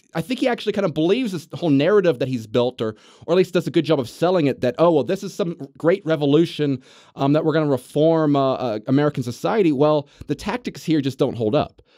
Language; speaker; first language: English; native; English